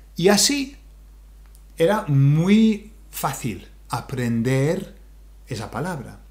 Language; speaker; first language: Spanish; non-native, fluent; English